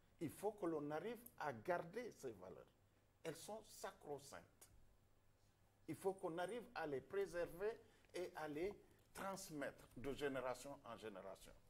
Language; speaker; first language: French; non-native, local second language; Wolof